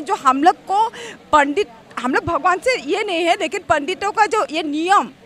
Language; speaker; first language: Hindi; non-native, local second language; Assamese